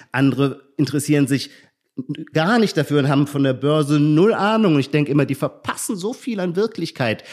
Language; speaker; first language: German; native; German